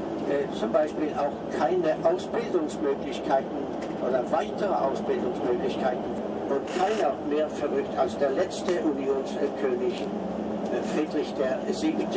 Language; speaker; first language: German; non-native, fluent; Norwegian